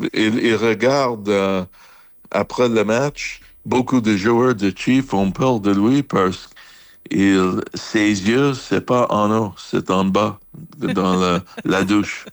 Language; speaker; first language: French; non-native, fluent; English